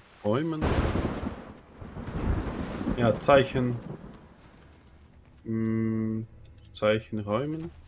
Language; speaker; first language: German; non-native, learner; Russian